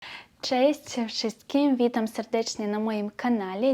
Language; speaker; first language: Polish; non-native, learner; Belarusian